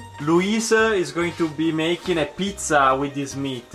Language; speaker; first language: English; non-native, learner; Italian